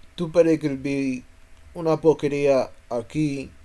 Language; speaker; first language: Spanish; non-native, learner; English